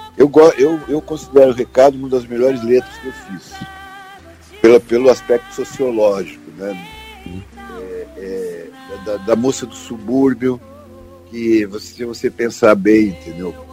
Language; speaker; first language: Portuguese; native; Portuguese